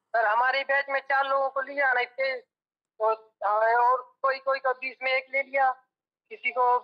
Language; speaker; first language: Hindi; native; Hindi